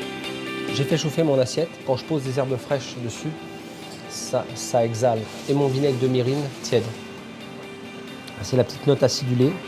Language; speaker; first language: French; native; French